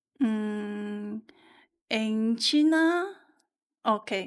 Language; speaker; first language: Spanish; non-native, learner; Chinese